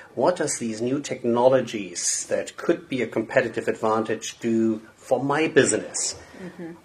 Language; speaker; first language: English; non-native, fluent; German